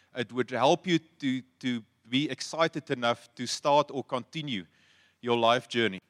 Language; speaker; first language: English; non-native, local second language; Afrikaans